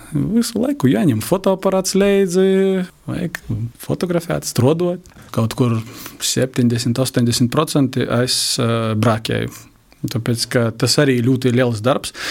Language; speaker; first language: Latvian; native; Latvian